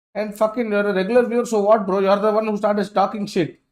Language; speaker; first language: English; non-native, local second language; Hindi